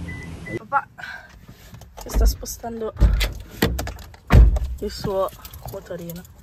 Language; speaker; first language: Italian; early bilingual, heritage; Filipino